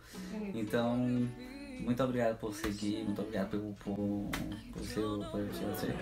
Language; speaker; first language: Portuguese; non-native, fluent; French